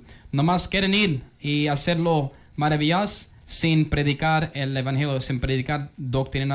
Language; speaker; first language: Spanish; early bilingual, heritage; English